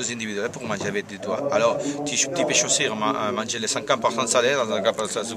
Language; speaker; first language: French; non-native, learner; Spanish